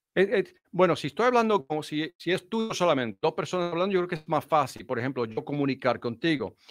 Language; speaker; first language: Spanish; early bilingual, heritage; Spanish